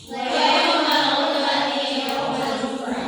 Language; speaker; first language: Arabic; non-native, learner; Indonesian